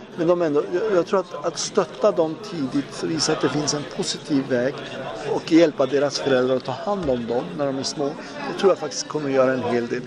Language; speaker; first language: Swedish; early bilingual, other home language; Turoyo